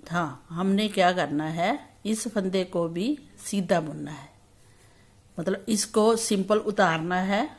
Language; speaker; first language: Hindi; native; Hindi